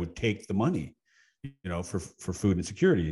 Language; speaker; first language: English; native; English